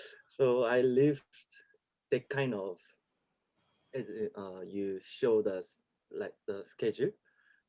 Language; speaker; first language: English; non-native, learner; Korean